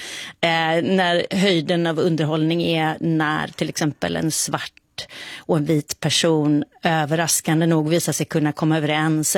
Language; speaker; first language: Swedish; native; Swedish